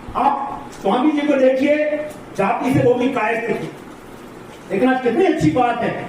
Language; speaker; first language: Hindi; native; Hindi